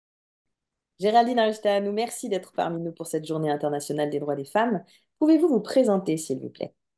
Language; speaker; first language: French; native; French